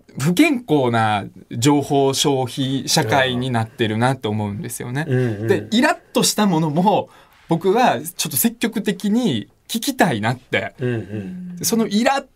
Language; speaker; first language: Japanese; early bilingual, other home language; Russian